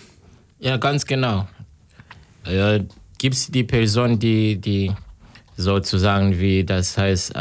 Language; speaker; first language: German; non-native, learner; Kinyarwanda